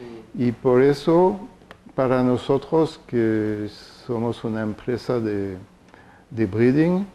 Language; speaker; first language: Spanish; non-native, fluent; French